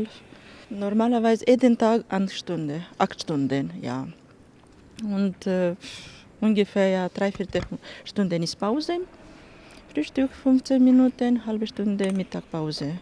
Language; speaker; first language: German; non-native, learner; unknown